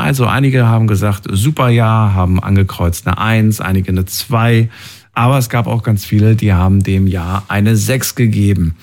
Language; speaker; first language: German; native; German